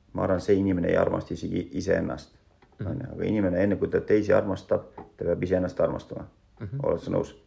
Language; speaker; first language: Estonian; non-native, local second language; Russian